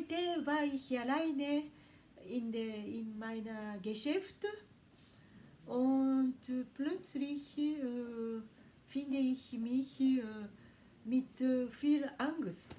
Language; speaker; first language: German; non-native, learner; Japanese